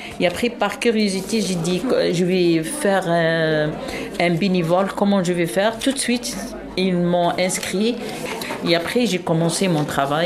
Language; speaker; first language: French; non-native, local second language; Arabic